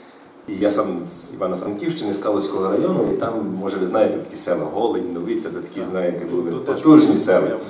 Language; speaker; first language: Ukrainian; native; Ukrainian